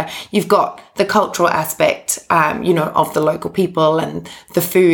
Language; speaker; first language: English; native; English